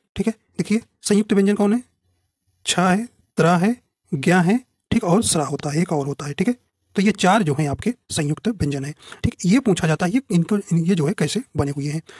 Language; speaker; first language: Hindi; native; Hindi